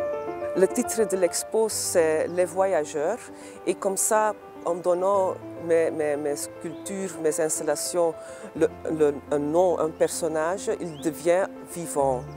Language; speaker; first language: French; non-native, local second language; Dutch